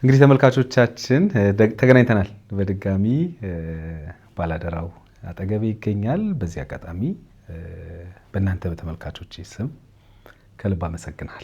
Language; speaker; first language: Amharic; native; Amharic